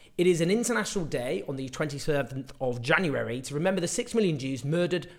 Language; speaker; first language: English; native; English